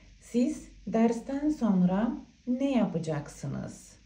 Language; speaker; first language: Turkish; non-native, fluent; Bulgarian